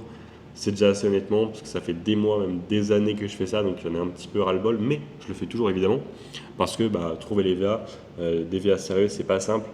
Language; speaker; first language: French; native; French